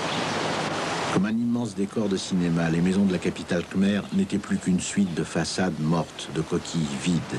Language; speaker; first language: French; native; French